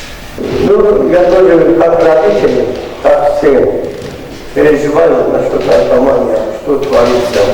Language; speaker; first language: Russian; non-native, fluent; Azerbaijani